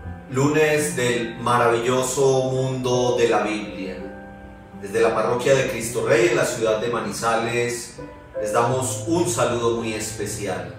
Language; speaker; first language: Spanish; native; Spanish